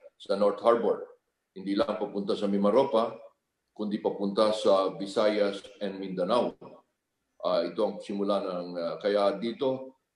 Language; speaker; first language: Filipino; native; Filipino